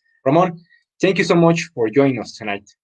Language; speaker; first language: English; non-native, learner; Spanish